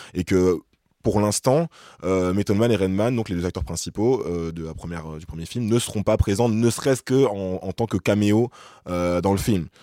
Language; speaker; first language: French; native; French